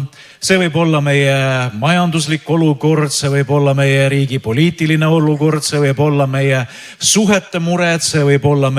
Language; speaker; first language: Estonian; native; Estonian